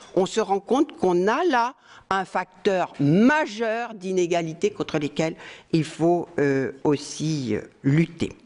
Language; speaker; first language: French; native; French